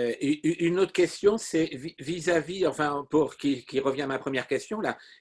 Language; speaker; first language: French; native; French